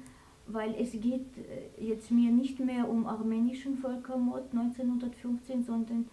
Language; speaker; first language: German; non-native, fluent; Armenian